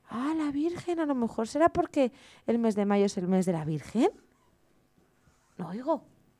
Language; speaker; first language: Spanish; native; Spanish